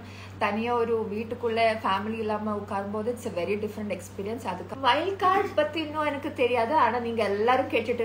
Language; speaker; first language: Tamil; non-native, learner; Malayalam